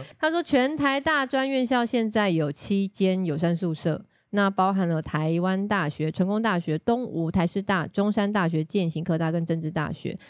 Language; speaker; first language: Chinese; native; Chinese